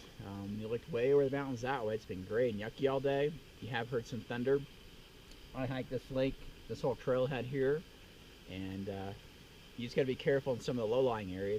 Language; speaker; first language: English; native; English